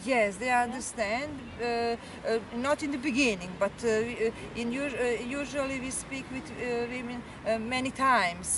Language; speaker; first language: English; non-native, learner; Serbian